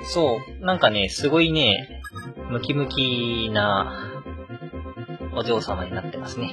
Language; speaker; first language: Japanese; native; Japanese